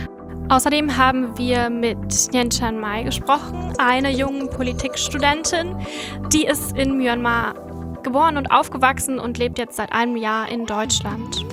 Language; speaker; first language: German; native; German